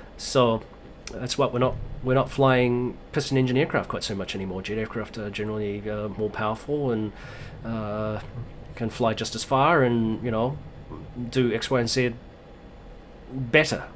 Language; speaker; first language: English; native; English